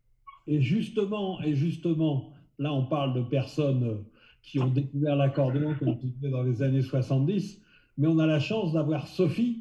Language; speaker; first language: French; native; French